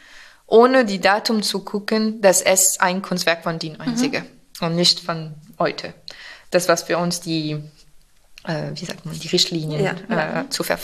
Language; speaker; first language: German; non-native, fluent; French